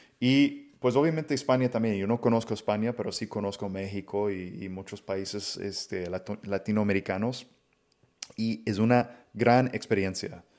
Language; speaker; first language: Spanish; non-native, fluent; English